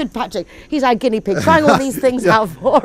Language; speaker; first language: English; native; English